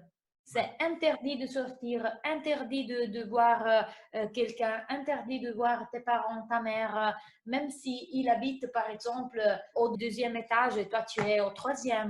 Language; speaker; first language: French; non-native, fluent; Italian